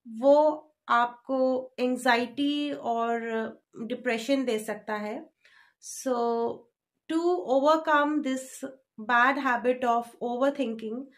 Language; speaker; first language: Hindi; native; Hindi